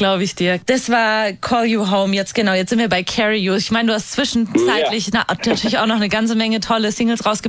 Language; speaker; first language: German; native; German